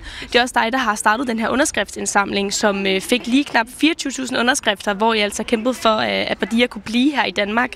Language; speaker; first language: Danish; native; Danish